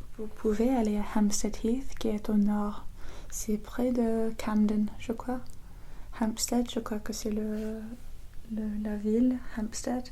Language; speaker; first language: French; non-native, fluent; English